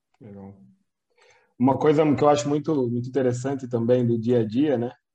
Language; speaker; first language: Portuguese; native; Portuguese